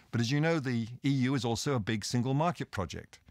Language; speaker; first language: English; native; English